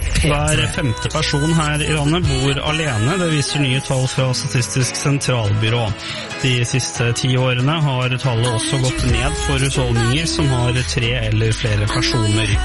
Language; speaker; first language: Norwegian; native; Norwegian